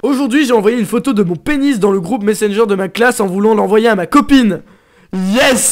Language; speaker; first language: French; native; French